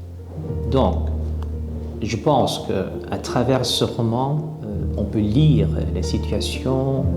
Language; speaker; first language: French; non-native, fluent; Korean